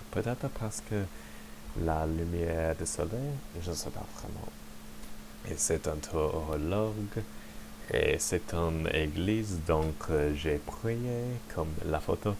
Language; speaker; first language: French; non-native, learner; English